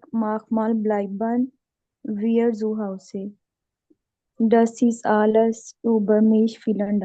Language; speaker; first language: German; non-native, learner; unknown